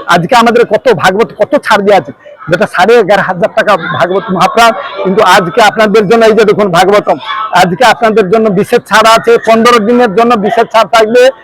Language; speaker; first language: Bangla; non-native, fluent; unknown